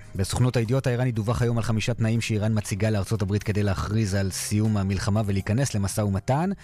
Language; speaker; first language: Hebrew; native; Hebrew